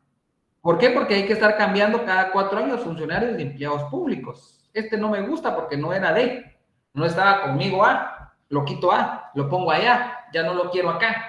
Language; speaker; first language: Spanish; native; Spanish